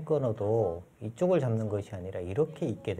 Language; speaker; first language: Korean; native; Korean